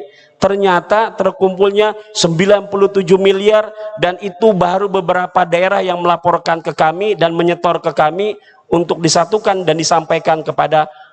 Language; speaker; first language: Indonesian; native; Indonesian